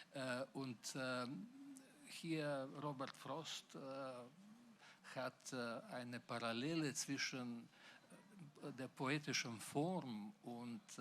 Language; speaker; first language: German; non-native, fluent; Slovenian